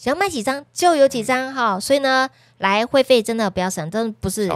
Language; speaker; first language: Chinese; native; Chinese